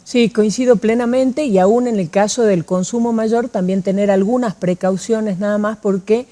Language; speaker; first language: Spanish; native; Spanish